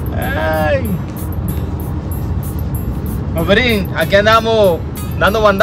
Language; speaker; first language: Spanish; native; Spanish